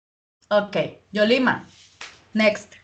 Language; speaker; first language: English; non-native, learner; Spanish